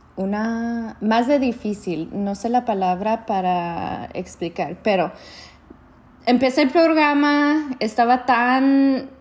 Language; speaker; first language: Spanish; early bilingual, heritage; Spanish